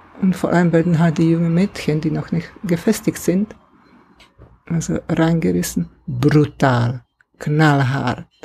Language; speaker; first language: German; non-native, fluent; Czech